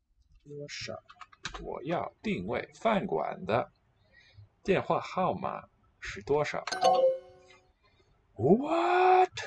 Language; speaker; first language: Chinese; non-native, learner; English